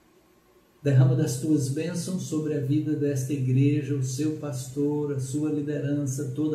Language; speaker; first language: Portuguese; native; Portuguese